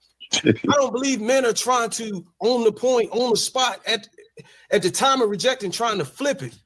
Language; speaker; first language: English; native; English